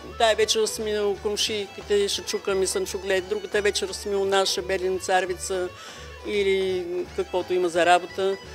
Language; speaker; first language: Bulgarian; native; Bulgarian